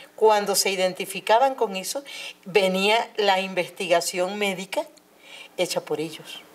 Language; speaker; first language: Spanish; native; Spanish